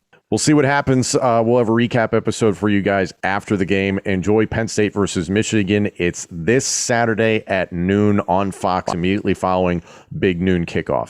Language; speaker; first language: English; native; English